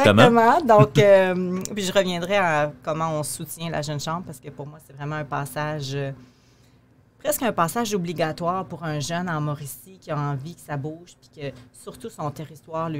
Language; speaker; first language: French; native; French